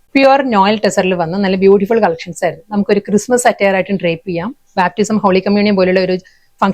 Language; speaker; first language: Malayalam; native; Malayalam